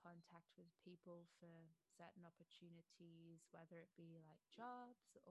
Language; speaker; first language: English; native; English